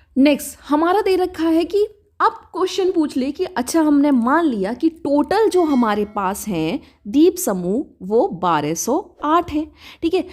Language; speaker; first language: Hindi; native; Hindi